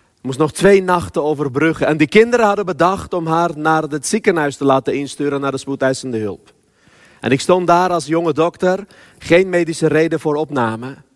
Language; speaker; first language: Dutch; early bilingual, other home language; Armenian